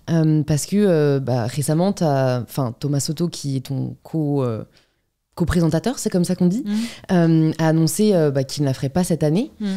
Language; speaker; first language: French; native; French